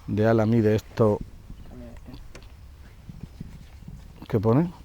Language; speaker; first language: Spanish; native; Spanish